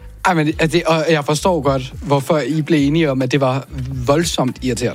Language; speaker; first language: Danish; native; Danish